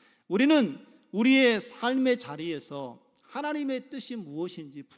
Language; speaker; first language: Korean; native; Korean